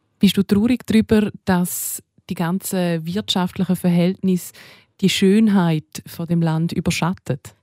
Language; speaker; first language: German; native; German